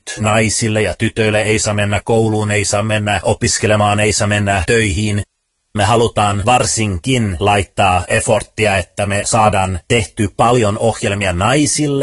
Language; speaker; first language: Finnish; early bilingual, other home language; Persian